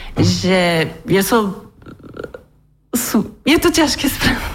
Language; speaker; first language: Slovak; non-native, learner; English